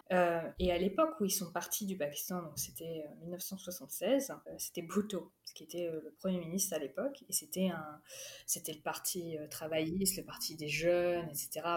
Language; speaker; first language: French; early bilingual, other home language; Urdu